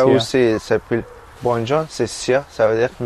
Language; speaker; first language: French; non-native, learner; Persian